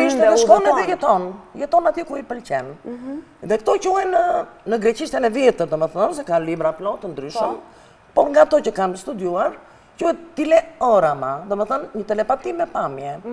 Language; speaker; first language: Albanian; native; Albanian